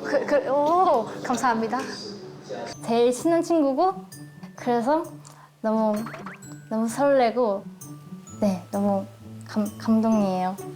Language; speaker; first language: Korean; non-native, fluent; Chinese